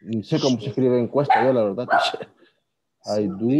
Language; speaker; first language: Spanish; native; Spanish